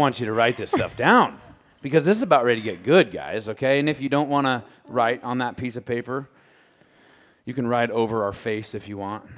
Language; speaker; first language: English; native; English